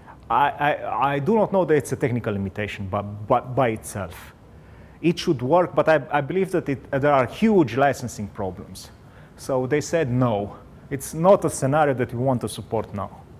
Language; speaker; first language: English; non-native, fluent; Romanian